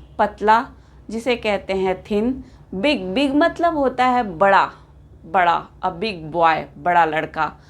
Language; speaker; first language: Hindi; native; Hindi